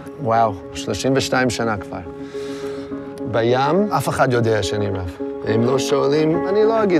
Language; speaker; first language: Hebrew; non-native, fluent; English